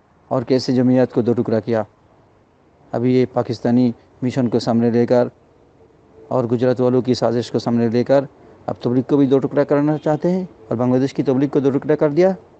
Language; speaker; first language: Hindi; non-native, local second language; Bangla